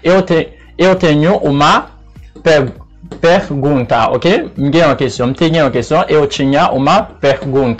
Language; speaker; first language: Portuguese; non-native, fluent; Haitian Creole